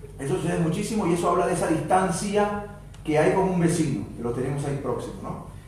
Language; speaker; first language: Spanish; native; Spanish